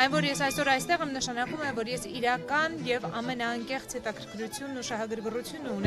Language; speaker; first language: Armenian; native; Armenian